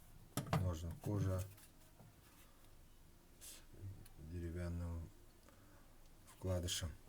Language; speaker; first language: Russian; native; Russian